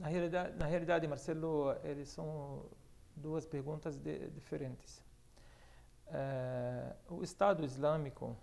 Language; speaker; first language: Portuguese; non-native, fluent; Arabic